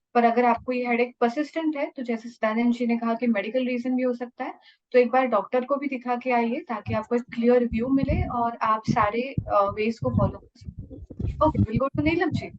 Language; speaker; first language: Hindi; native; Hindi